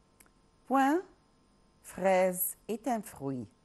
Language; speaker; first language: French; non-native, local second language; Arabic